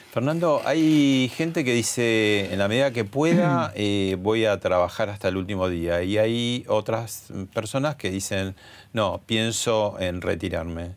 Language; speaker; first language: Spanish; native; Spanish